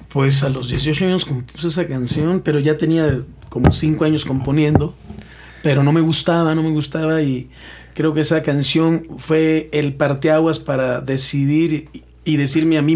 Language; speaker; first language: Spanish; native; Spanish